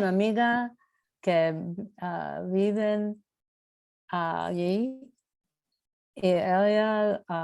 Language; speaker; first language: Spanish; non-native, learner; English